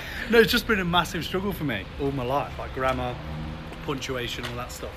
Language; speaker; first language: English; native; English